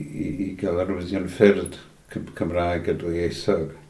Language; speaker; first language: Welsh; native; Welsh